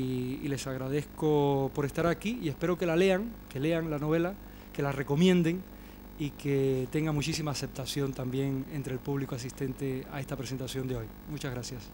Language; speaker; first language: Spanish; native; Spanish